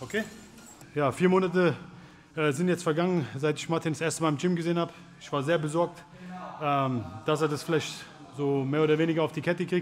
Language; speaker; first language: German; native; German